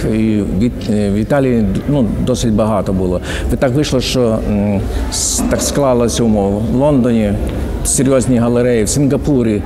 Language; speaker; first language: Ukrainian; native; Ukrainian